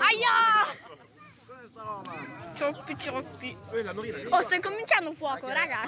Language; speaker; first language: Italian; native; Italian